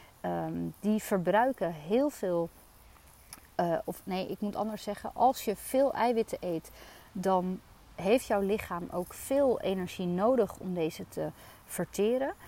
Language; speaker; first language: Dutch; native; Dutch